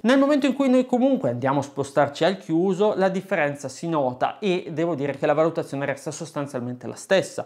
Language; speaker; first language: Italian; native; Italian